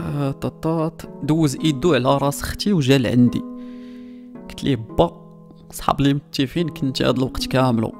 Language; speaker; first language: Arabic; native; Arabic